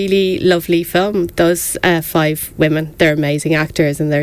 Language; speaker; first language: English; native; English